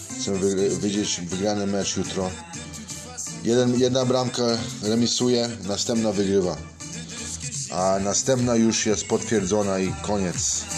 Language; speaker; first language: Polish; non-native, learner; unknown